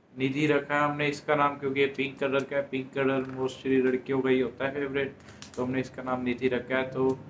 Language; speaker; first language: Hindi; non-native, local second language; Punjabi